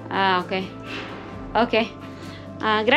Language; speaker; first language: Spanish; non-native, learner; English